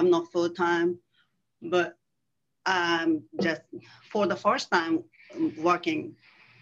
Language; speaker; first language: English; non-native, fluent; Japanese